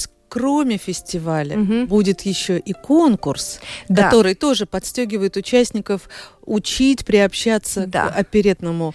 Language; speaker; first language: Russian; native; Russian